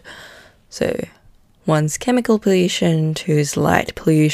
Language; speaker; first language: English; non-native, local second language; Filipino